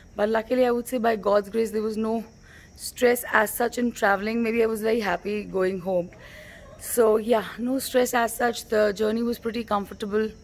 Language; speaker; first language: English; non-native, local second language; Hindi